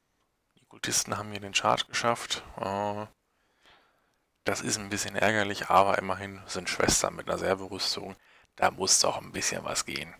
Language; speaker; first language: German; native; German